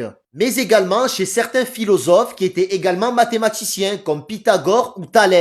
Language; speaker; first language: French; native; French